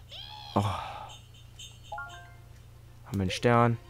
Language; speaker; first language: German; native; German